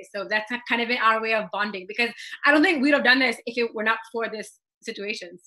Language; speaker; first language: English; native; English